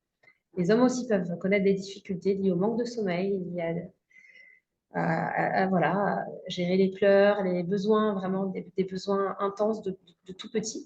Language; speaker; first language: French; native; French